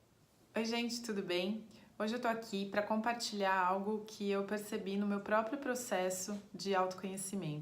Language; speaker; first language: Portuguese; native; Portuguese